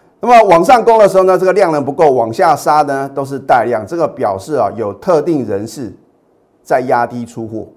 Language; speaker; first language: Chinese; native; Chinese